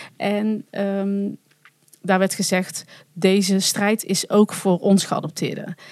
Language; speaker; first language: Dutch; native; Dutch